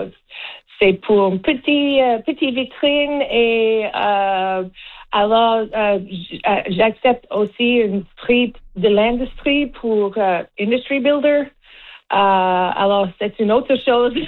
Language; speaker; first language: French; non-native, learner; English